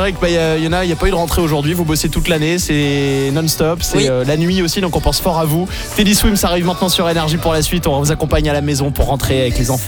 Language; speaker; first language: French; native; French